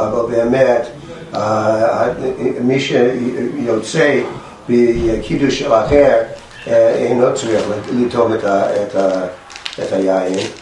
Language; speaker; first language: Hebrew; non-native, fluent; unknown